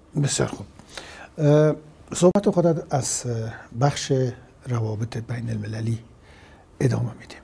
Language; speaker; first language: Persian; native; Persian